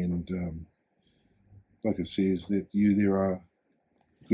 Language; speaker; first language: English; native; English